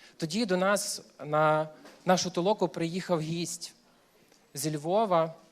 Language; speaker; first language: Ukrainian; native; Ukrainian